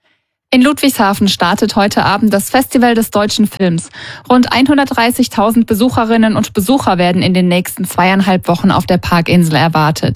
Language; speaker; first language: German; native; German